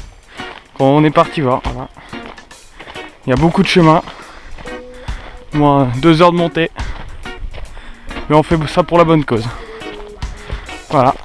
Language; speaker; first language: French; native; French